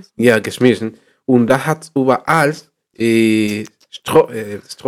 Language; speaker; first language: German; non-native, learner; Spanish